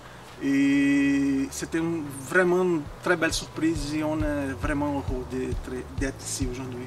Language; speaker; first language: French; non-native, fluent; Portuguese